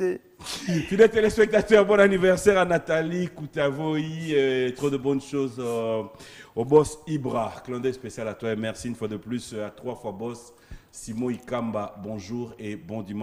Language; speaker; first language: French; non-native, local second language; Lingala